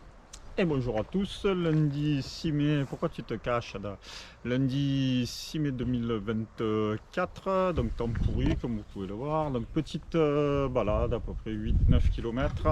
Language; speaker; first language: French; native; French